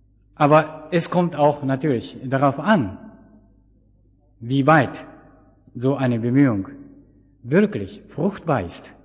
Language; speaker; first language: German; non-native, fluent; Japanese